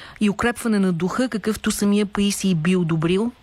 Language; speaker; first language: Bulgarian; native; Bulgarian